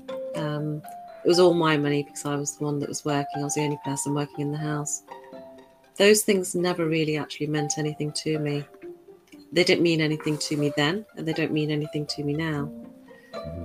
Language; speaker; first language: English; native; English